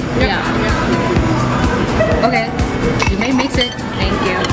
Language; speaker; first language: English; non-native, fluent; Indonesian